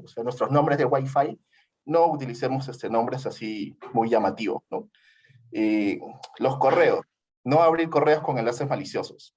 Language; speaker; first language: Spanish; native; Spanish